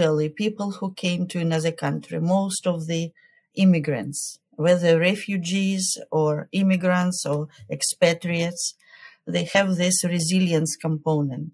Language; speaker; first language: English; non-native, fluent; Ukrainian